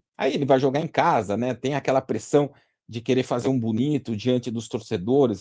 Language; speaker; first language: Portuguese; native; Portuguese